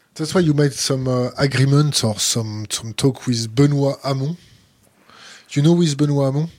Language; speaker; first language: English; non-native, learner; French